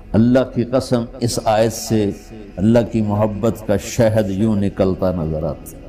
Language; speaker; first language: Urdu; non-native, local second language; Punjabi